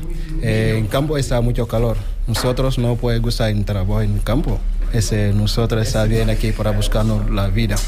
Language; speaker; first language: Spanish; non-native, learner; Wolof